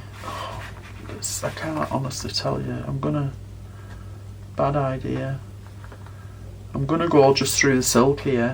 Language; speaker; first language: English; native; English